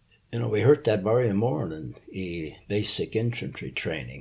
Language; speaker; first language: English; native; English